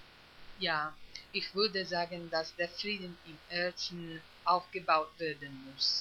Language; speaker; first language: German; non-native, fluent; Italian